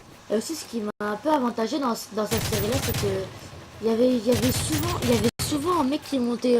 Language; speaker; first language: French; native; French